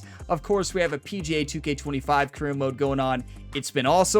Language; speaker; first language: English; native; English